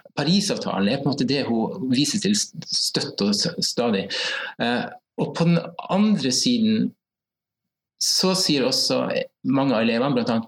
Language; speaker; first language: Norwegian; native; Norwegian